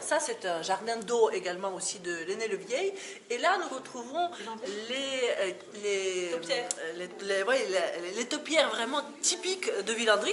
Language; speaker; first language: French; non-native, fluent; Russian